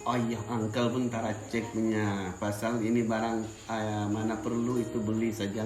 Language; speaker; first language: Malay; non-native, local second language; Tamil